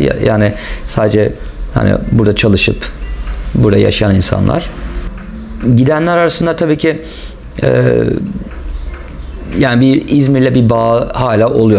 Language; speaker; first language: Turkish; non-native, local second language; English